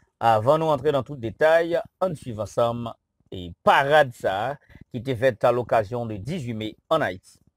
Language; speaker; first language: French; non-native, local second language; Haitian Creole